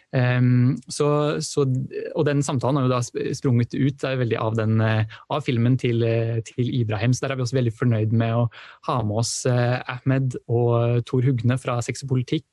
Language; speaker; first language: Norwegian; native; Norwegian